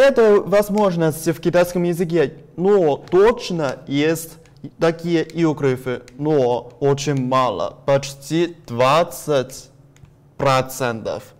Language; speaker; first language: Russian; non-native, learner; Chinese